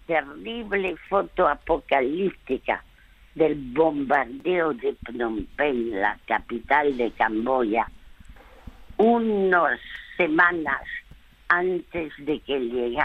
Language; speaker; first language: Spanish; early bilingual, other home language; French